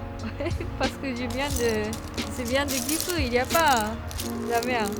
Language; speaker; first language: French; non-native, learner; Japanese